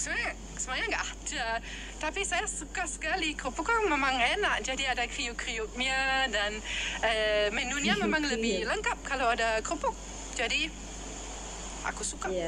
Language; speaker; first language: Indonesian; non-native, fluent; German